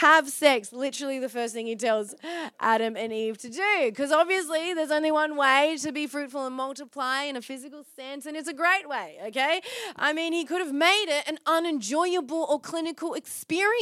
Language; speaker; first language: English; native; English